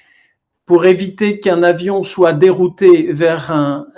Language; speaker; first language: French; native; French